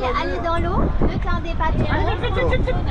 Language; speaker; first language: French; non-native, local second language; Morisyen